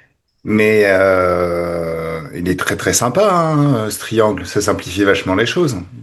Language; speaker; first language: French; native; French